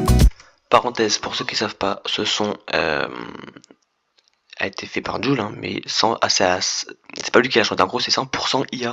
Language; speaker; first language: French; native; French